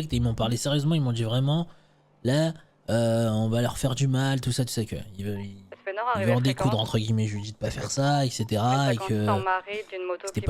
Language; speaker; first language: French; native; French